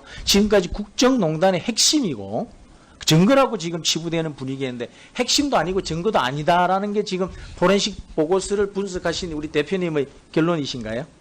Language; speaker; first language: Korean; native; Korean